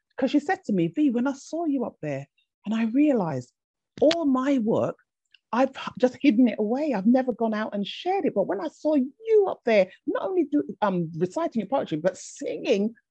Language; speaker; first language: English; native; English